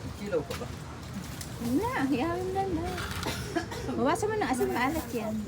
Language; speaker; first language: Filipino; non-native, local second language; Cebuano